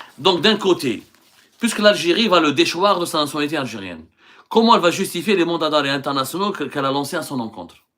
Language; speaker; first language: French; non-native, local second language; Arabic